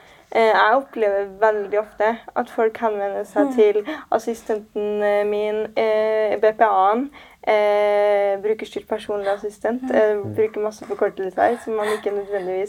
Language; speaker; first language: Norwegian; native; Norwegian